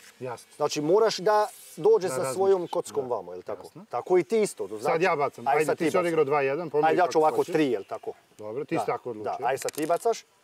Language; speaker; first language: Croatian; early bilingual, heritage; Serbian